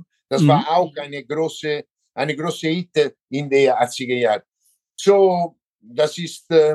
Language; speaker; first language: German; non-native, learner; Italian